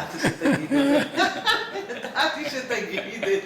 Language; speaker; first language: Hebrew; native; Hebrew